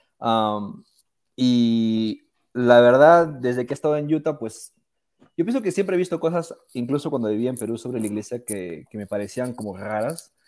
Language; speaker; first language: Spanish; native; Spanish